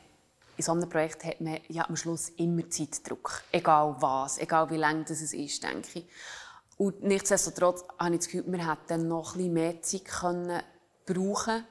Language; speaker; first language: German; native; German